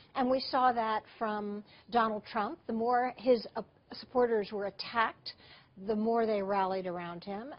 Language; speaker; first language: English; native; English